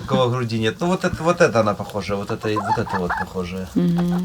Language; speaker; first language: Russian; native; Russian